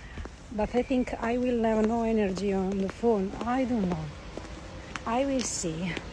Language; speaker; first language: English; non-native, learner; Italian